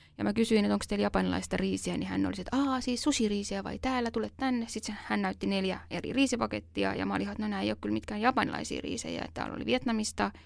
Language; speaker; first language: Finnish; native; Finnish